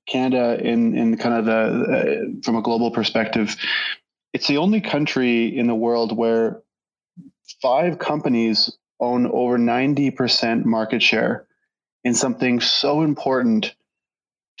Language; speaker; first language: English; native; English